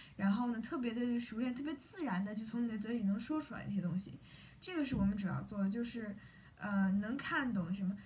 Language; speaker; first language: Chinese; early bilingual, heritage; Chinese